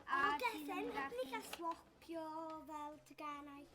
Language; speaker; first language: Welsh; non-native, local second language; English